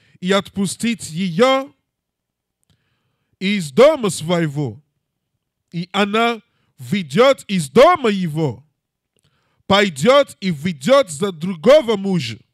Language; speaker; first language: Russian; non-native, learner; English